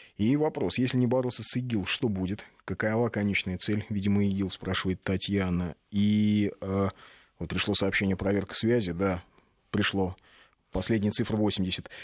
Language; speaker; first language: Russian; native; Russian